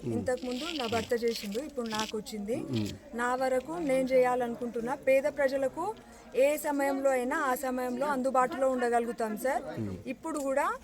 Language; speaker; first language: Telugu; non-native, local second language; Lambadi